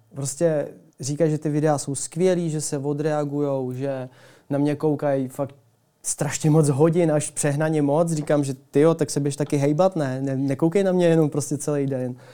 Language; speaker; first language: Czech; early bilingual, other home language; Ukrainian